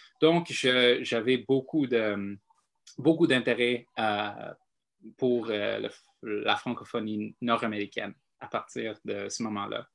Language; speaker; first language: French; non-native, fluent; English